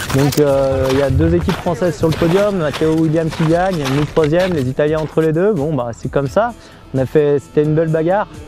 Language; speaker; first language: French; native; French